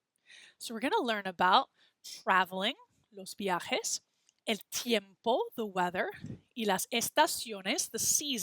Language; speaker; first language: Spanish; non-native, fluent; English